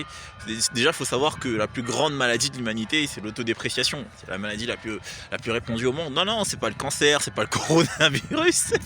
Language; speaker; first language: French; native; French